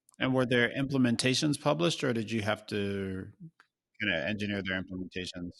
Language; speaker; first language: English; native; English